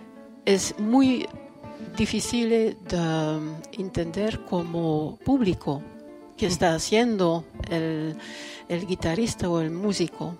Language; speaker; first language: Spanish; non-native, learner; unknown